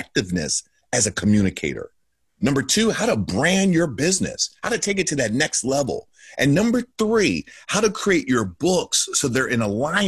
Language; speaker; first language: English; native; English